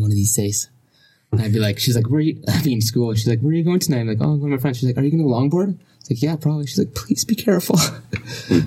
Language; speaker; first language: English; non-native, fluent; Russian